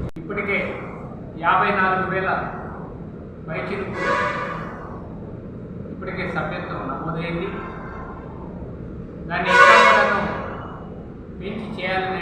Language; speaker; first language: Telugu; native; Telugu